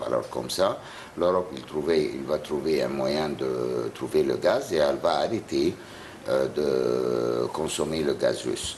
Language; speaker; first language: French; non-native, fluent; Arabic